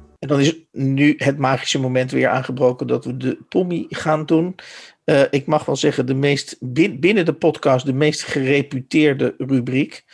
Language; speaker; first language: Dutch; native; Dutch